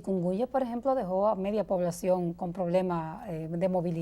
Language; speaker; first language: Spanish; native; Spanish